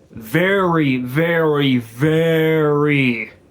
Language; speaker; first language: English; native; English